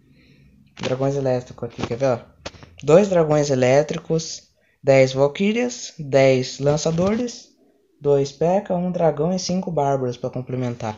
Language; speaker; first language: Portuguese; native; Portuguese